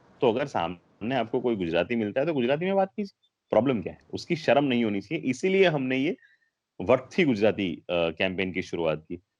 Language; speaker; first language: Hindi; non-native, local second language; Gujarati